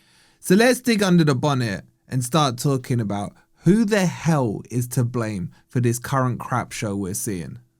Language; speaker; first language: English; native; English